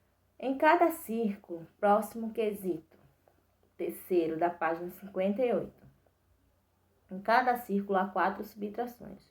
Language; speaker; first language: Portuguese; native; Portuguese